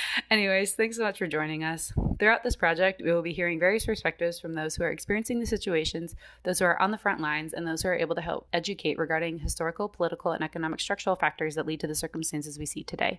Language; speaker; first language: English; native; English